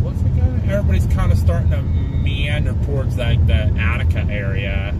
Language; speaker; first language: English; native; English